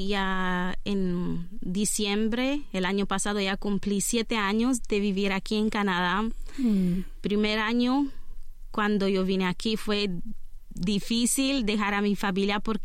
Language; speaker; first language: Spanish; non-native, learner; Romanian